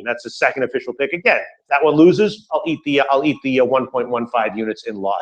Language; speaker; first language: English; native; English